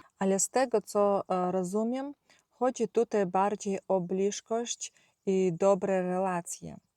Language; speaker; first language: Polish; non-native, fluent; Ukrainian